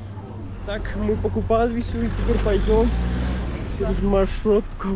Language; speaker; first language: Russian; non-native, learner; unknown